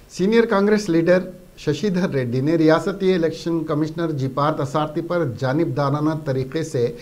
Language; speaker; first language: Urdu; native; Urdu